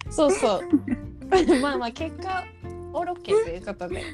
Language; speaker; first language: Japanese; early bilingual, heritage; Japanese